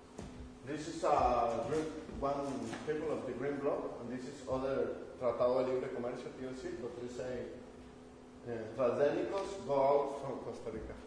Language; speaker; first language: English; non-native, learner; Spanish